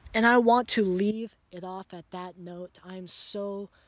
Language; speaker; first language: English; native; English